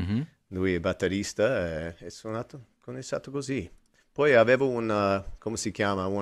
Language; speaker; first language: Italian; non-native, learner; English